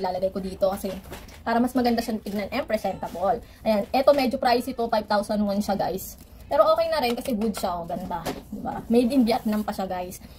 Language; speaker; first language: Filipino; native; Filipino